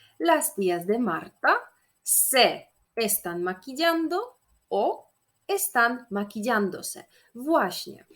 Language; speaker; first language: Spanish; non-native, fluent; Polish